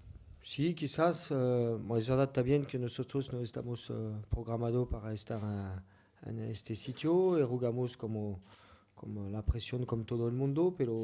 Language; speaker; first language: Spanish; non-native, fluent; French